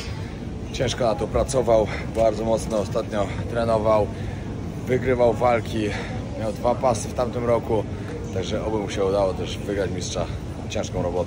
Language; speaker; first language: Polish; native; Polish